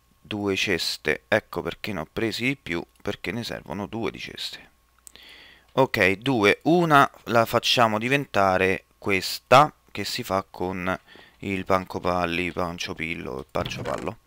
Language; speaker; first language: Italian; native; Italian